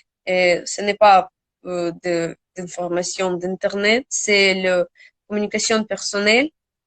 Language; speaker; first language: French; non-native, learner; Russian